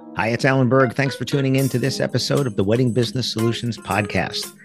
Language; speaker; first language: English; native; English